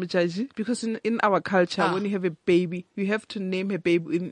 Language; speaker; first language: English; non-native, local second language; Northern Sotho